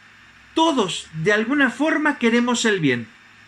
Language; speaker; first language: Spanish; native; Spanish